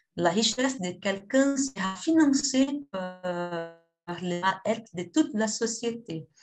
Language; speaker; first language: French; non-native, fluent; Portuguese